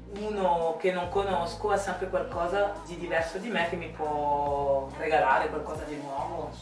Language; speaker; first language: Italian; non-native, fluent; French